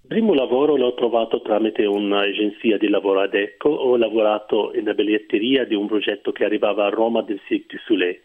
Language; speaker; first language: Italian; non-native, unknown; Arabic